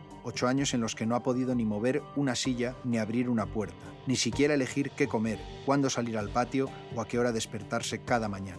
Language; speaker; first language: Spanish; native; Spanish